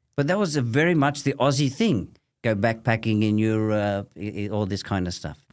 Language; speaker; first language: English; native; English